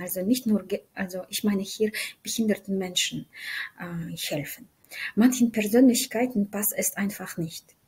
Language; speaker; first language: German; non-native, fluent; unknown